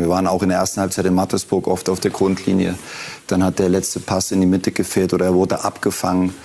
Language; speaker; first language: German; native; German